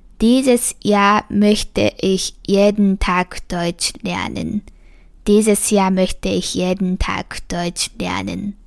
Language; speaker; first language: German; non-native, fluent; Japanese